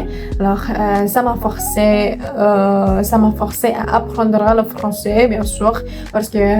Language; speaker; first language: French; non-native, learner; Indonesian